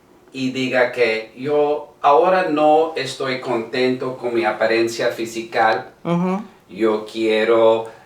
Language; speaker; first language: Spanish; non-native, learner; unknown